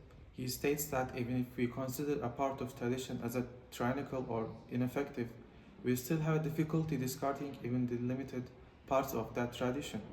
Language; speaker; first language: English; non-native, learner; Turkish